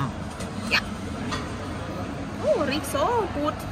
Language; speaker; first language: German; non-native, learner; Thai